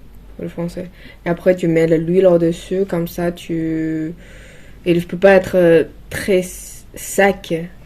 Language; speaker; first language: French; non-native, learner; Chinese